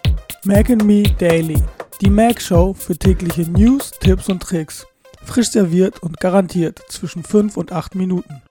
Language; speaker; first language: German; native; German